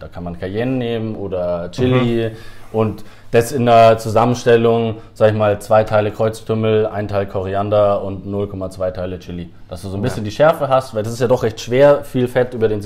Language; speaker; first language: German; native; German